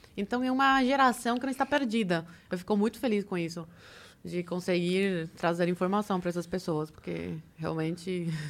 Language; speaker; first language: Portuguese; early bilingual, other home language; Spanish